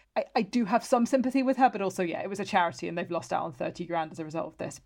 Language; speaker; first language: English; native; English